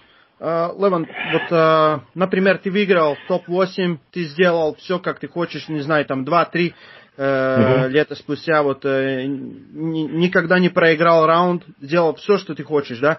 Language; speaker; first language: Russian; non-native, fluent; Latvian